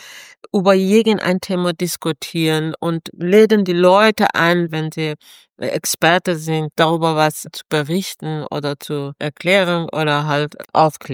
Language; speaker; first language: German; non-native, fluent; Persian